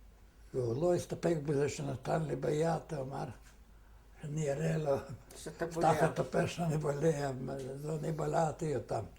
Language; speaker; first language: Hebrew; non-native, fluent; Yiddish